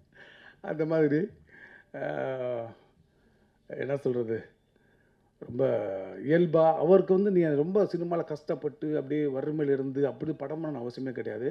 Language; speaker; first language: Tamil; native; Tamil